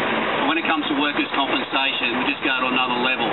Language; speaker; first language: English; native; English